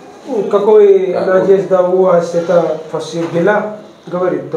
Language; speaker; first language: Russian; non-native, learner; Hindi